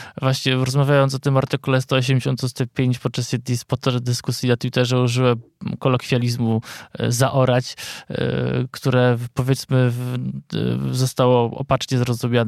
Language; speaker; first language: Polish; native; Polish